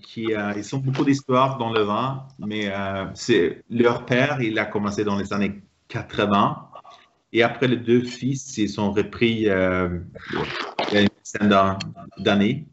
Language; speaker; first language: French; non-native, fluent; Swedish